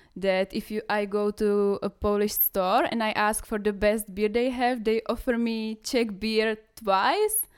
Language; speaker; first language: English; non-native, fluent; Czech